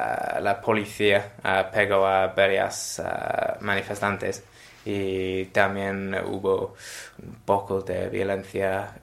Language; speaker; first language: Spanish; non-native, learner; English